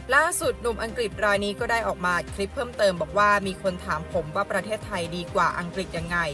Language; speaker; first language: Thai; native; Thai